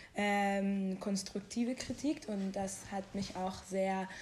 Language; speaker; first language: German; non-native, fluent; Persian